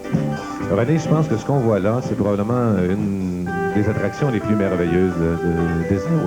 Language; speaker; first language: French; native; French